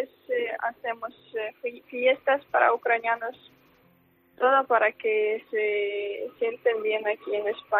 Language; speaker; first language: Spanish; non-native, fluent; Ukrainian